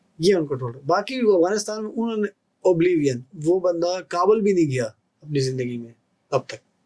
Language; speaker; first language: Urdu; non-native, local second language; Pashto